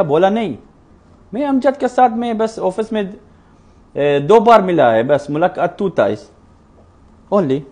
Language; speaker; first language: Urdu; non-native, learner; Arabic